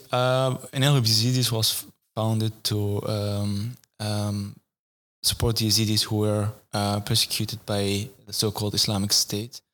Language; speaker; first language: English; non-native, fluent; Arabic